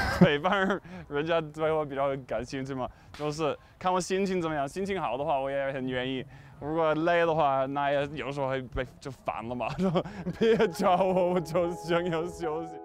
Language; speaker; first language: Chinese; non-native, fluent; English